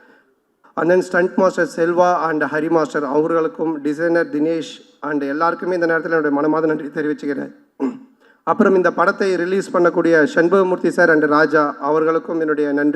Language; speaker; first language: Tamil; native; Tamil